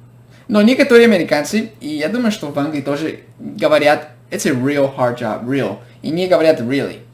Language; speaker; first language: Russian; non-native, fluent; English